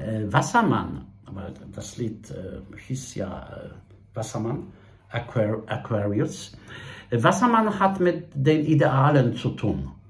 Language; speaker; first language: German; non-native, fluent; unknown